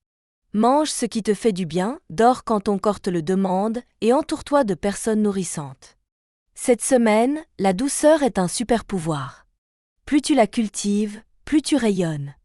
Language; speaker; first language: French; native; French